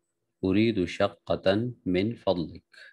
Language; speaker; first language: Arabic; non-native, fluent; Urdu